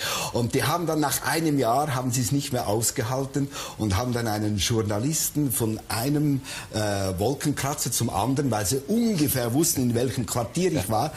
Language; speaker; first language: German; native; German